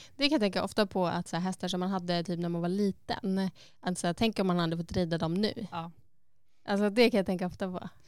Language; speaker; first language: Swedish; native; Swedish